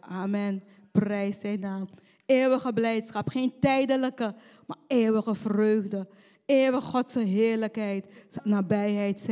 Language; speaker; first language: Dutch; native; Dutch